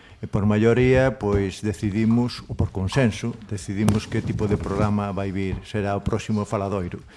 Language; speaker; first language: Galician; non-native, local second language; Spanish